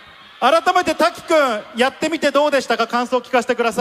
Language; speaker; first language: Japanese; native; Japanese